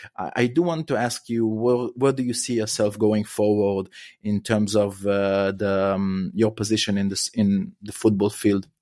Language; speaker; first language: English; non-native, fluent; Hebrew